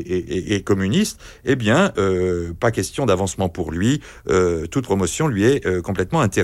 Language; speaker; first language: French; native; French